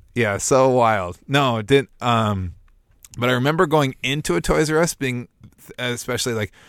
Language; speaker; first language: English; native; English